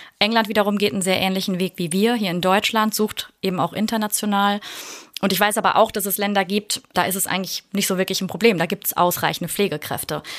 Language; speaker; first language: German; native; German